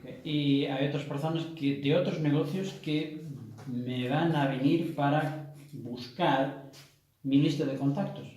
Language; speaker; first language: Spanish; non-native, fluent; Portuguese